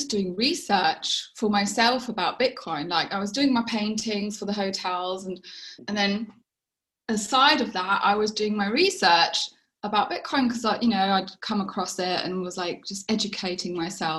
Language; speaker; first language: English; native; English